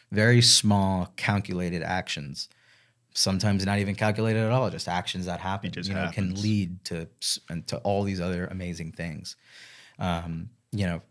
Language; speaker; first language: English; native; English